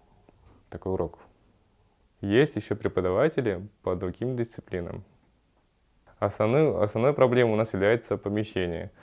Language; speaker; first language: Russian; early bilingual, other home language; Kyrgyz